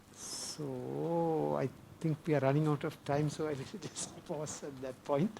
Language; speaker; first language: English; non-native, local second language; Sinhala